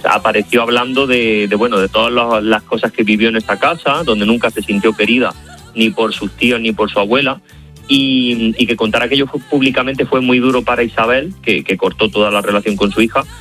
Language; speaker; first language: Spanish; native; Spanish